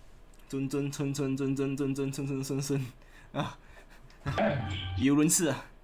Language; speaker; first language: Chinese; native; Chinese